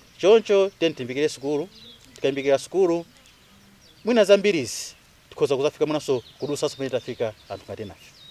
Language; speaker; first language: Nyanja; non-native, local second language; Tumbuka